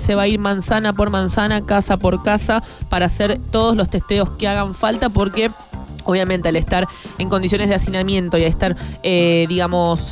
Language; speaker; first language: Spanish; native; Spanish